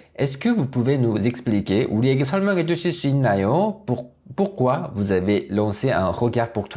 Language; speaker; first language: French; non-native, fluent; Korean